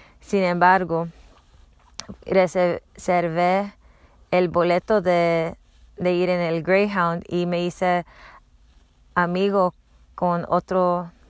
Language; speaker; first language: Spanish; non-native, learner; English